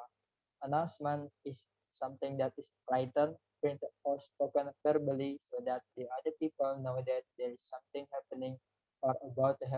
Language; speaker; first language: English; non-native, learner; Indonesian